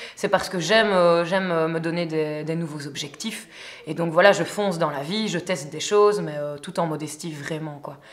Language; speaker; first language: French; native; French